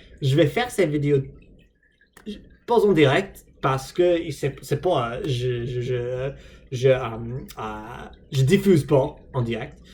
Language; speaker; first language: French; non-native, fluent; English